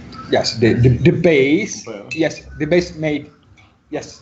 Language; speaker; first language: English; non-native, learner; Italian